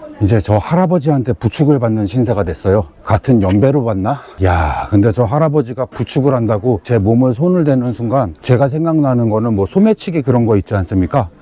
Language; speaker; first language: Korean; native; Korean